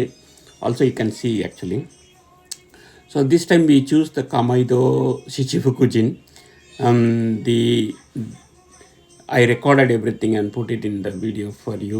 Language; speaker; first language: English; non-native, local second language; Tamil